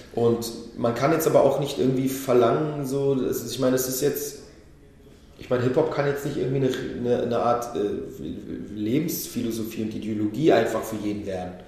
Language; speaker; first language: German; early bilingual, other home language; Hebrew